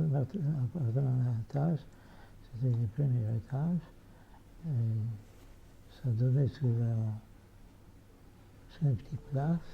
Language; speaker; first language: French; non-native, fluent; Yiddish